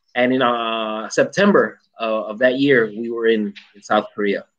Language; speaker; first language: English; native; English